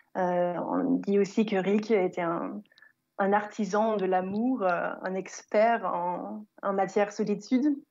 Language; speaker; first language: French; non-native, fluent; German